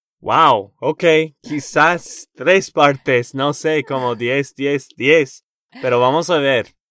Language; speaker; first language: Spanish; non-native, fluent; English